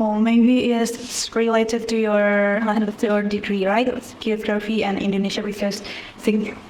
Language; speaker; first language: English; non-native, fluent; Indonesian